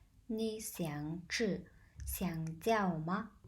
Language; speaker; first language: Chinese; non-native, fluent; Mongolian